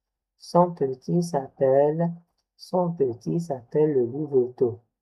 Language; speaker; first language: French; non-native, local second language; Arabic